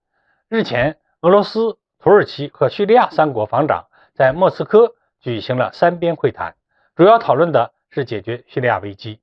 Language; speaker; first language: Chinese; native; Chinese